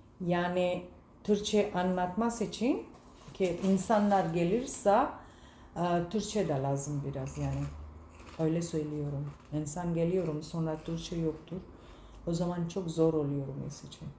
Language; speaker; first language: Turkish; non-native, learner; Gujarati